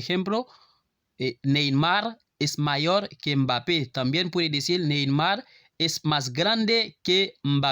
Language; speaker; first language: Spanish; non-native, learner; Haitian Creole